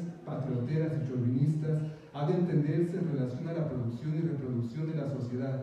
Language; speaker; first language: Spanish; native; Spanish